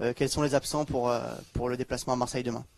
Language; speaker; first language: French; native; French